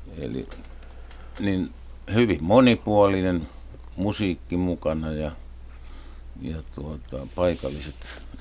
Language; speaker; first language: Finnish; native; Finnish